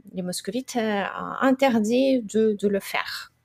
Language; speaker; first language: French; non-native, fluent; Ukrainian